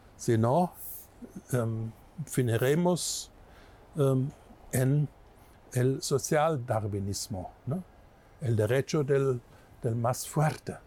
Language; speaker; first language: Spanish; non-native, fluent; German